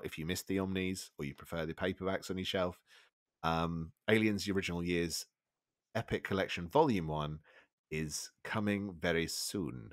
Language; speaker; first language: English; native; English